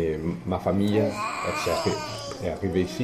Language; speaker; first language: French; non-native, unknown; Italian